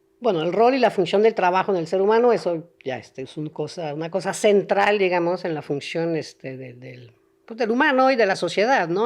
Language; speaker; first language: Spanish; non-native, fluent; French